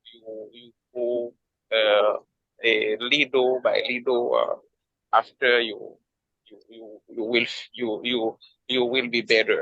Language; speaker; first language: English; non-native, learner; Haitian Creole